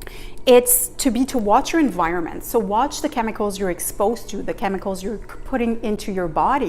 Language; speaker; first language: English; native; English